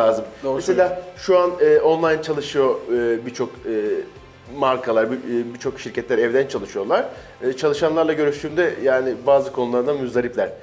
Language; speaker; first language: Turkish; native; Turkish